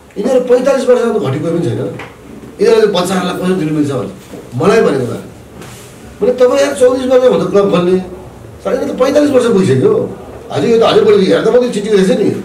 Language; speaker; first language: Nepali; non-native, local second language; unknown